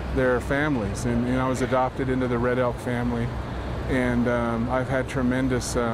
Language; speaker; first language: English; native; English